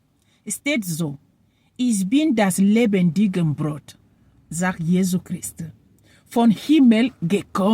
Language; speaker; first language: German; non-native, learner; French